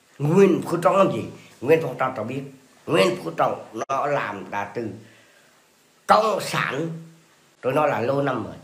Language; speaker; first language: Vietnamese; non-native, local second language; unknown